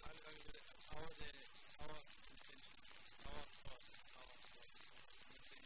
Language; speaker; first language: Spanish; non-native, fluent; Portuguese